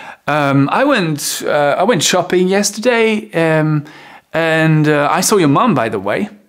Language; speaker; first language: English; non-native, fluent; French